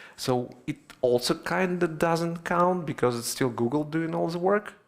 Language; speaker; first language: English; non-native, fluent; Russian